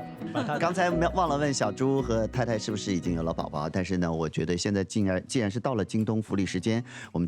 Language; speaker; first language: Chinese; native; Chinese